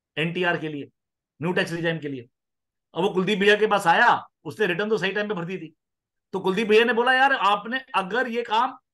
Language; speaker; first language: Hindi; non-native, local second language; Punjabi